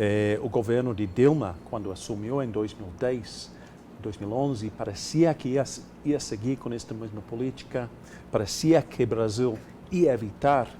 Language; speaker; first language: Portuguese; non-native, fluent; English